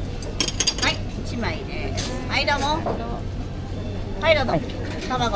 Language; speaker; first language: Japanese; native; Japanese